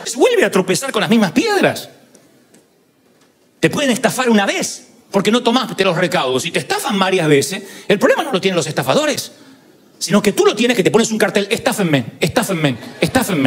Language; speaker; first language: Spanish; native; Spanish